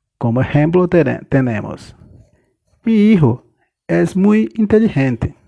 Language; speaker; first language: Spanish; non-native, learner; Portuguese